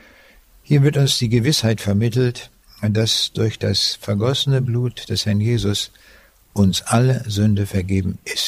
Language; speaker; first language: German; native; German